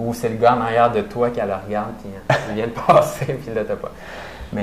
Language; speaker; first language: French; native; French